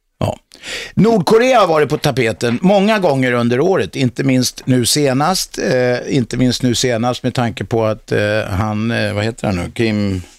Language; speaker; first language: Swedish; native; Swedish